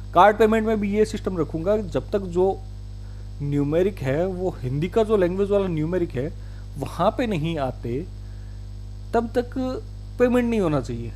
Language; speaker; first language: Hindi; native; Hindi